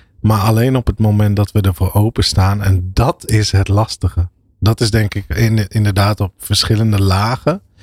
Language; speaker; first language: Dutch; early bilingual, other home language; Arabic